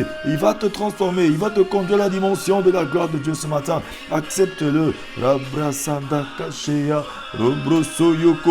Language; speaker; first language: French; non-native, local second language; Lingala